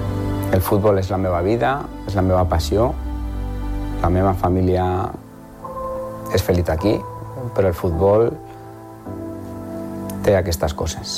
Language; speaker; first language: Catalan; non-native, local second language; Spanish